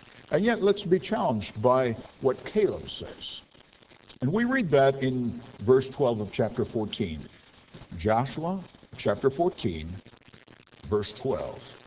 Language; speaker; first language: English; non-native, fluent; French